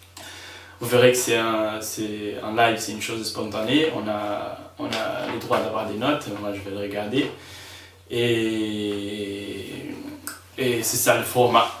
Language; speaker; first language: French; non-native, fluent; Spanish